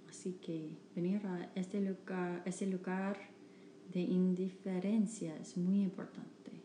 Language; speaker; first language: Spanish; non-native, fluent; English